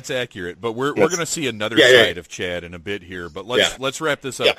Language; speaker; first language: English; native; English